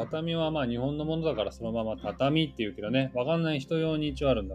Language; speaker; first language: Japanese; native; Japanese